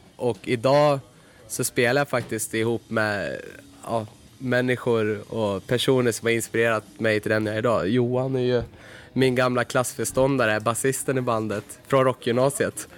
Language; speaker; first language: Swedish; native; Swedish